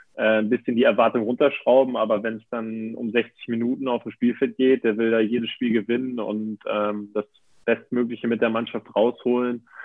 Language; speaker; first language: German; native; German